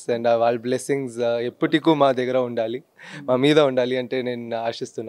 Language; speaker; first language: Telugu; non-native, local second language; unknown